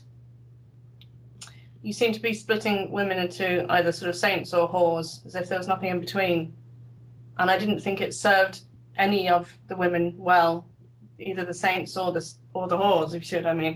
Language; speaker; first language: English; native; English